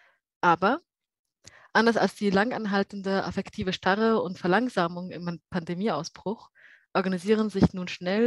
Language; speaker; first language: German; native; German